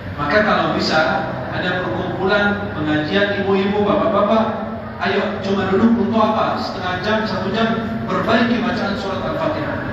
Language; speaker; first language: Indonesian; non-native, fluent; Arabic